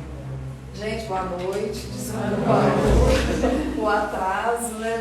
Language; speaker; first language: Portuguese; native; Portuguese